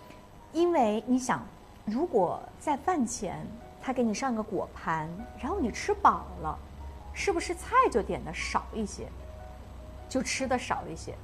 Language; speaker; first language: Chinese; native; Chinese